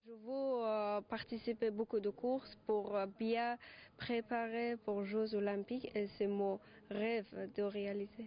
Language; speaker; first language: French; non-native, learner; Persian